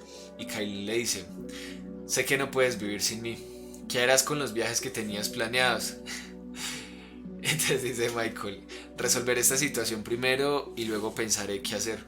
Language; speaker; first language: Spanish; native; Spanish